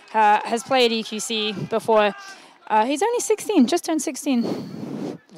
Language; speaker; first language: English; native; English